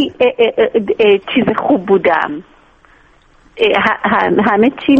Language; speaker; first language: Persian; early bilingual, heritage; Persian